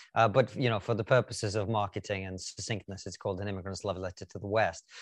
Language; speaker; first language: English; non-native, fluent; Russian